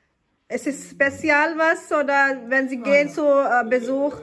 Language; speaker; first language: German; non-native, learner; Urdu